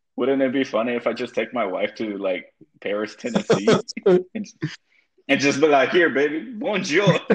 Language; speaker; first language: English; early bilingual, other home language; Spanish